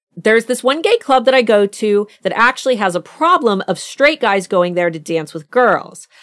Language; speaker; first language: English; native; English